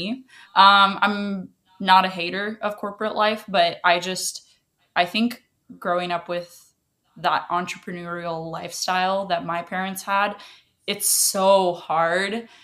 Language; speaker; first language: English; early bilingual, other home language; Russian